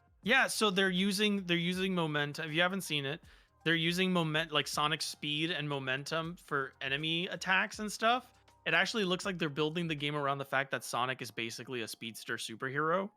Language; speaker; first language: English; native; English